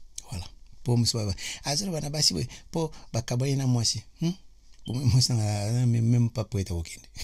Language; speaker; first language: French; non-native, local second language; Lingala